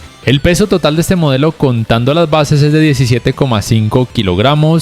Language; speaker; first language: Spanish; native; Spanish